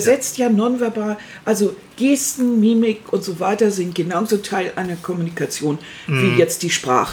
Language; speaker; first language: German; native; German